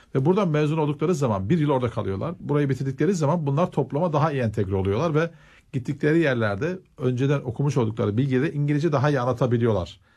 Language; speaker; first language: Turkish; native; Turkish